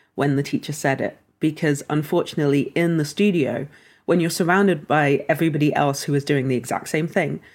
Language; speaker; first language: English; native; English